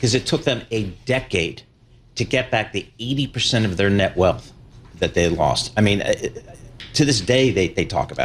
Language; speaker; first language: English; native; English